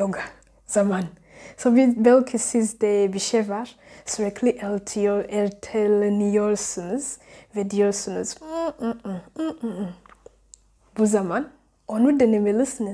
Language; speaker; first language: Turkish; non-native, learner; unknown